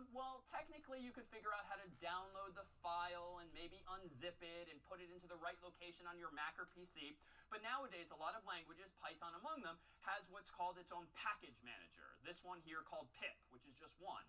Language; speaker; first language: English; native; English